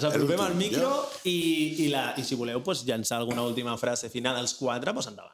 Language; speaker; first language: Catalan; native; Catalan